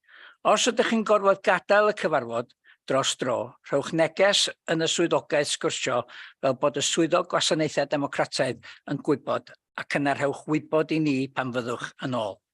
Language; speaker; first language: Welsh; native; Welsh